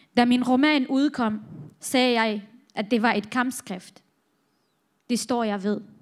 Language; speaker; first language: Danish; non-native, fluent; Central Kurdish